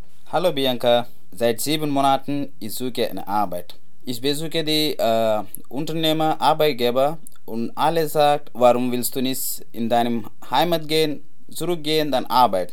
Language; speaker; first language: German; non-native, learner; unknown